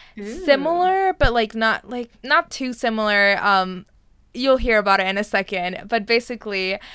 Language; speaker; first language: English; early bilingual, other home language; Spanish